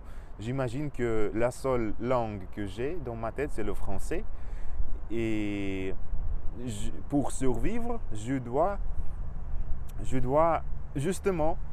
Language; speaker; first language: French; non-native, fluent; Russian